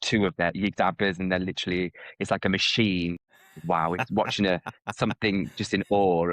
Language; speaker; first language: English; native; English